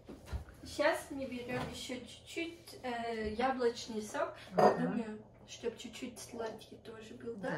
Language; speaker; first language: Russian; early bilingual, heritage; Russian